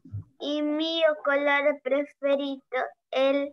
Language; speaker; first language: Italian; non-native, learner; Spanish